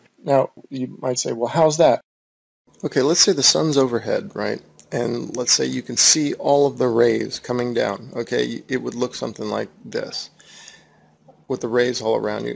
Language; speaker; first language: English; native; English